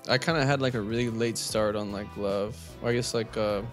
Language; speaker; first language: English; native; English